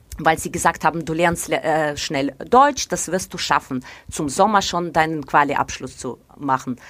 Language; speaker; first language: German; non-native, fluent; Russian